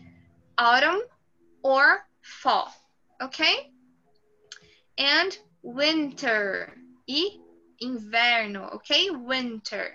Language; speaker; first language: English; non-native, fluent; Portuguese